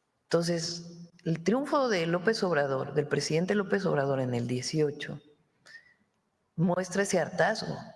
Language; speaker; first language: Spanish; native; Spanish